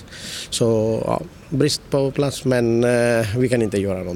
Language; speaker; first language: Swedish; non-native, learner; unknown